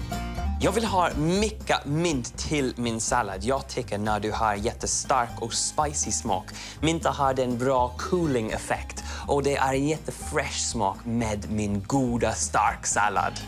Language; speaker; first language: Swedish; non-native, learner; English